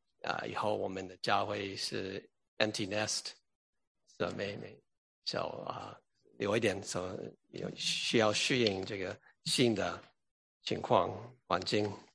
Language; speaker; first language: Chinese; early bilingual, heritage; English